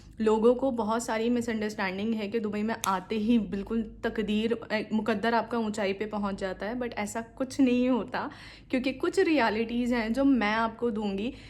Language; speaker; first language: Hindi; native; Hindi